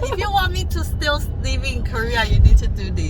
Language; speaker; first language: English; non-native, learner; Chinese